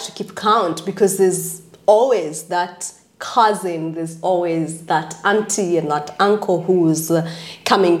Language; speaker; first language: English; non-native, local second language; Kikuyu